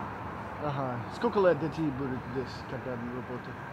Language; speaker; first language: Russian; non-native, learner; English